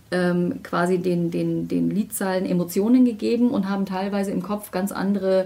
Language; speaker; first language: German; native; German